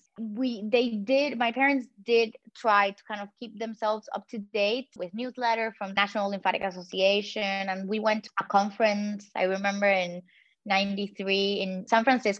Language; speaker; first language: English; non-native, fluent; Spanish